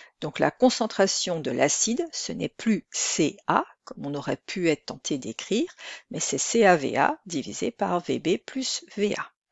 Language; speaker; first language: French; native; French